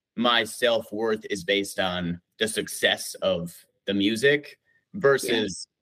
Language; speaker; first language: English; native; English